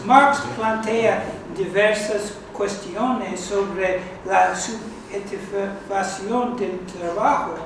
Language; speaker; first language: Spanish; non-native, fluent; English